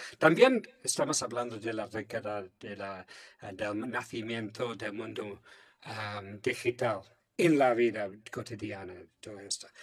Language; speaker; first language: Spanish; non-native, fluent; English